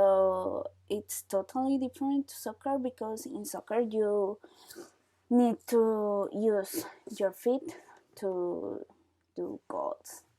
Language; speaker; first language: English; non-native, learner; Spanish